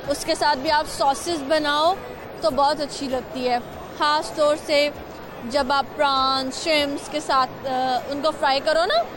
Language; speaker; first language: Urdu; native; Urdu